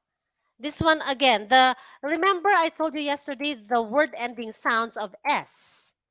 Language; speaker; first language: English; non-native, fluent; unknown